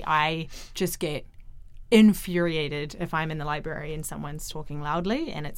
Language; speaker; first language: English; native; English